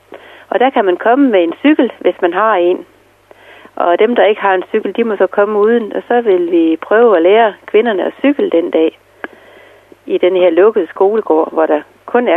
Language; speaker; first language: Danish; native; Danish